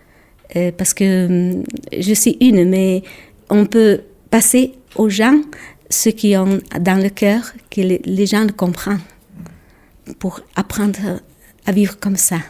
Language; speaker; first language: French; non-native, local second language; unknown